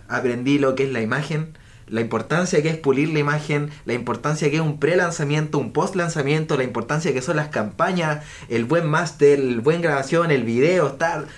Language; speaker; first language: Spanish; native; Spanish